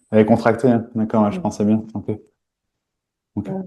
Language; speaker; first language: French; native; French